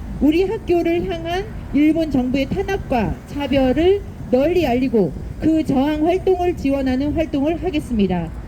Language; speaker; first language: Korean; native; Korean